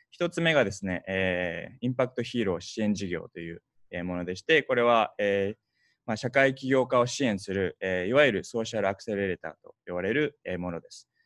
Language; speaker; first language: Japanese; early bilingual, heritage; Japanese